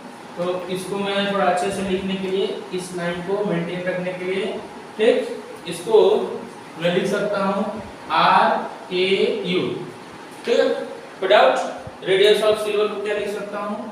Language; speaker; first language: Hindi; native; Hindi